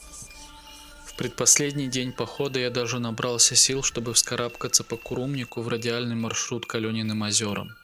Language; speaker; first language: Russian; native; Russian